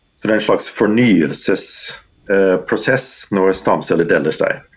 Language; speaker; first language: Norwegian; non-native, fluent; English